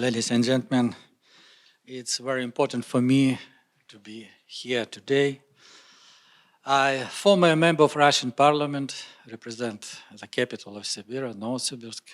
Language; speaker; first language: English; non-native, learner; Russian